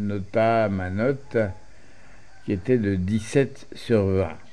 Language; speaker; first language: French; native; French